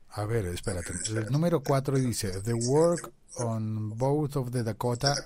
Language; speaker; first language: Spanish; native; Spanish